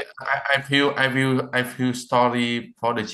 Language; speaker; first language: English; non-native, learner; Vietnamese